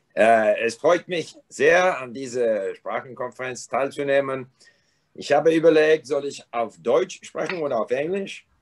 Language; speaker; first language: German; non-native, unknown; English